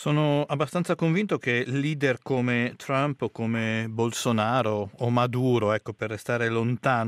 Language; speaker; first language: Italian; native; Italian